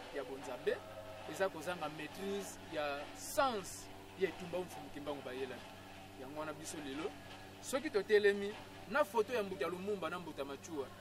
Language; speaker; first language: Lingala; non-native, local second language; Kongo